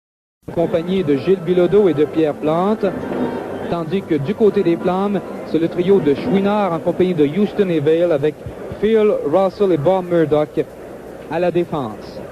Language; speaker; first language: French; native; French